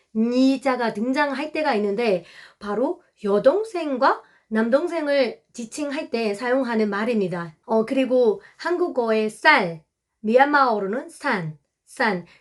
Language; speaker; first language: Korean; non-native, fluent; Burmese